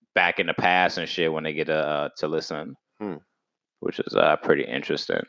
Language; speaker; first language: English; native; English